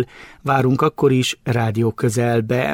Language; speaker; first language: Hungarian; native; Hungarian